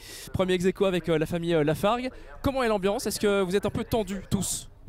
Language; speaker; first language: French; native; French